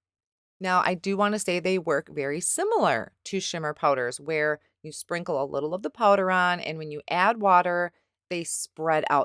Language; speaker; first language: English; native; English